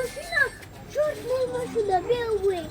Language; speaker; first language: Russian; early bilingual, other home language; Uzbek